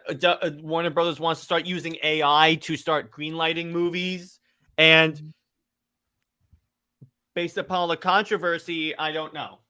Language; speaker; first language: English; native; English